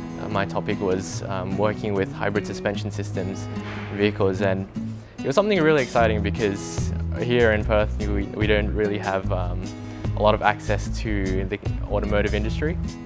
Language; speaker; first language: English; native; English